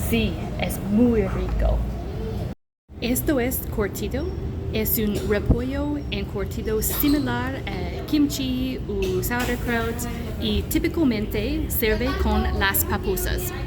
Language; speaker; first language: Spanish; non-native, learner; English